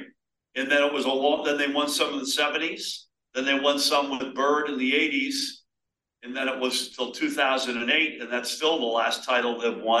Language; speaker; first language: English; native; English